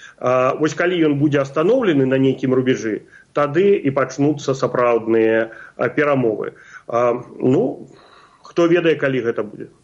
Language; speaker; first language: Belarusian; non-native, local second language; Russian